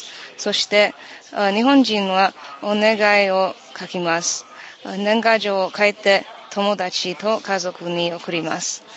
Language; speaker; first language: Japanese; non-native, learner; English